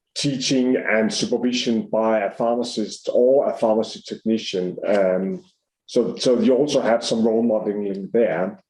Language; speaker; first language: English; non-native, fluent; Danish